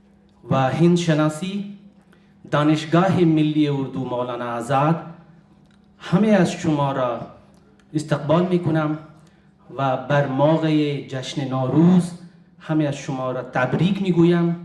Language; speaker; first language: Persian; non-native, fluent; Urdu